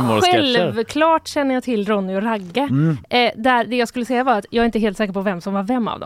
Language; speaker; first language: Swedish; native; Swedish